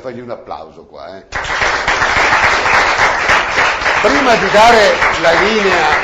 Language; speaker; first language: Italian; native; Italian